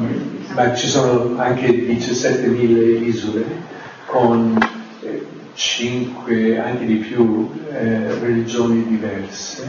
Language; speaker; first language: Italian; non-native, fluent; English